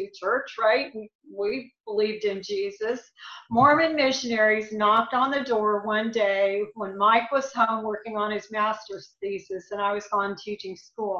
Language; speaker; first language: English; native; English